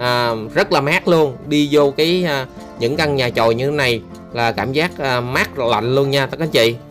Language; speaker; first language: Vietnamese; native; Vietnamese